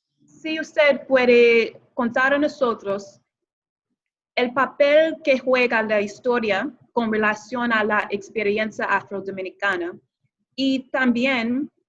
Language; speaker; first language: Spanish; non-native, fluent; English